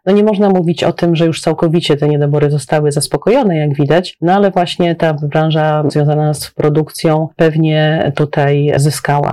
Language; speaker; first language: Polish; native; Polish